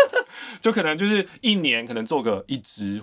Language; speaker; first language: Chinese; native; Chinese